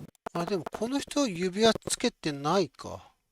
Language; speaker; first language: Japanese; native; Japanese